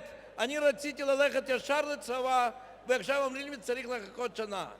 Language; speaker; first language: Hebrew; non-native, fluent; Russian